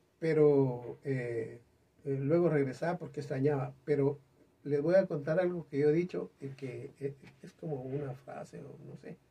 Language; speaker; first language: Spanish; native; Spanish